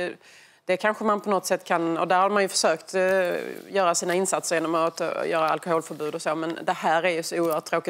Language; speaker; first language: Swedish; native; Swedish